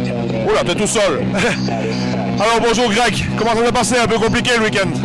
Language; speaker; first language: French; native; French